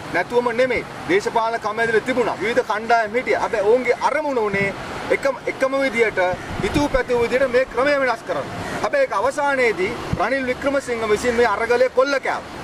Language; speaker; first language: Sinhala; native; Sinhala